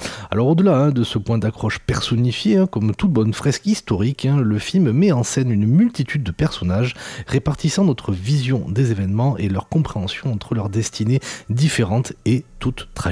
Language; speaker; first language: French; native; French